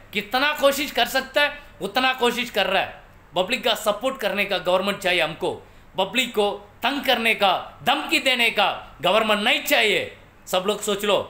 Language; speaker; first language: Hindi; non-native, local second language; Tamil